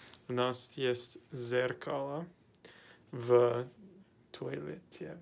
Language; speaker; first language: Russian; non-native, learner; English